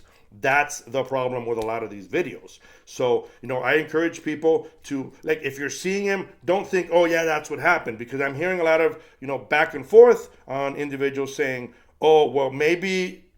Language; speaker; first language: English; native; English